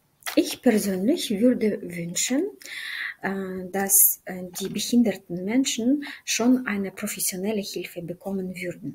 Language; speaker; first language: German; non-native, fluent; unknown